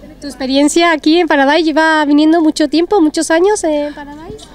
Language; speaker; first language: Spanish; native; Spanish